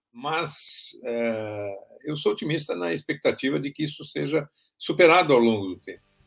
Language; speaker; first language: Portuguese; native; Portuguese